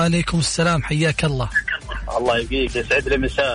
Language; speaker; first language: Arabic; native; Arabic